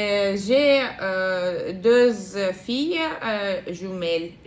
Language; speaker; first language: French; non-native, learner; Russian